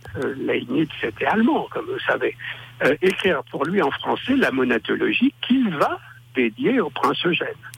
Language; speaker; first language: French; native; French